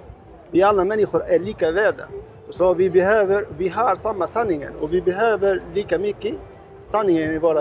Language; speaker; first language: Swedish; non-native, learner; Arabic